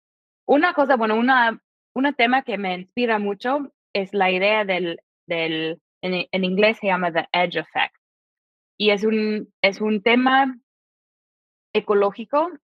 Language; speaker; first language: Spanish; non-native, fluent; English